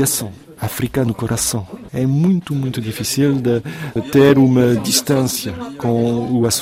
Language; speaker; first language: Portuguese; non-native, fluent; French